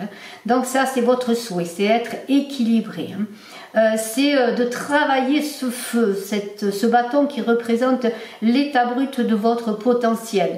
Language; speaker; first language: French; native; French